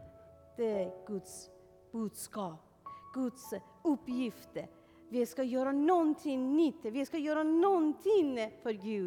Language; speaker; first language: Swedish; non-native, fluent; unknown